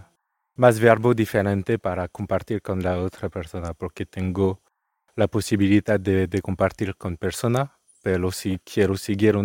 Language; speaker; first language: Spanish; non-native, learner; French